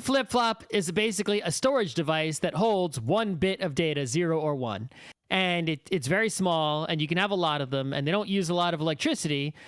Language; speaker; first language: English; native; English